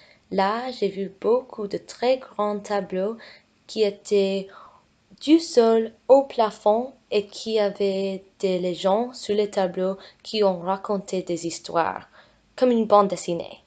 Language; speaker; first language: French; non-native, fluent; English